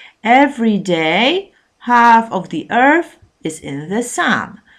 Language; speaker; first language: English; non-native, fluent; Polish